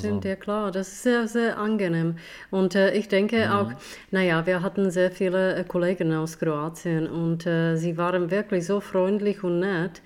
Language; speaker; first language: German; non-native, fluent; Czech